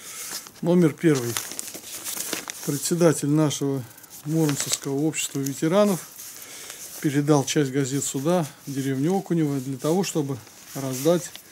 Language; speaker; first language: Russian; native; Russian